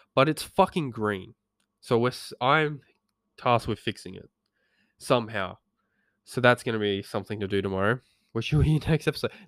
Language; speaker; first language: English; native; English